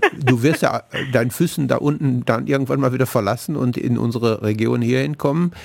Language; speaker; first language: German; native; German